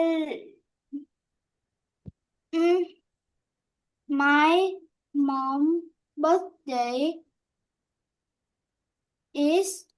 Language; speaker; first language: English; non-native, learner; Vietnamese